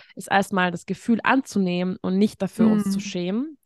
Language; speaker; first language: German; non-native, fluent; Hungarian